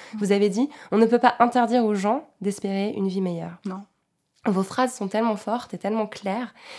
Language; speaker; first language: French; native; French